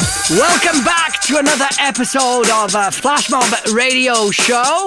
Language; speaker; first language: English; non-native, fluent; Italian